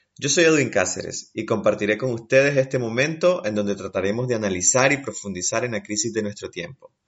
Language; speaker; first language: Spanish; native; Spanish